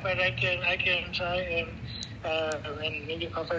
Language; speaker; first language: English; non-native, local second language; Tswana